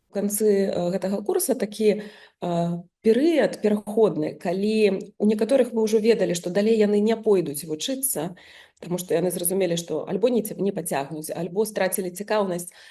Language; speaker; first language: Belarusian; native; Belarusian